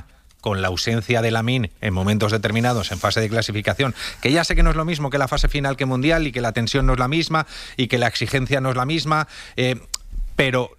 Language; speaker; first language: Spanish; native; Spanish